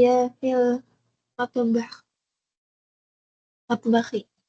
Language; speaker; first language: Arabic; non-native, learner; Indonesian